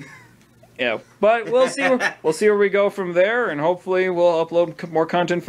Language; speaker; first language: English; native; English